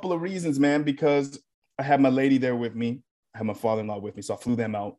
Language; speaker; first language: English; native; English